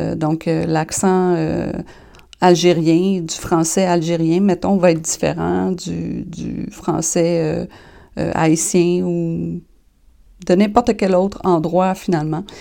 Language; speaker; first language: French; native; French